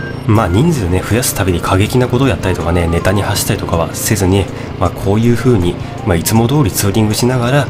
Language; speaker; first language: Japanese; native; Japanese